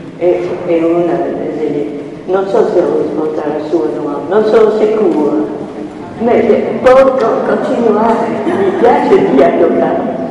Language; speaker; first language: Italian; non-native, fluent; French